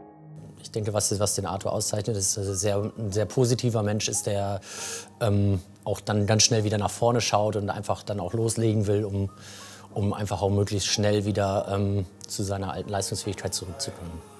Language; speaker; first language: German; native; German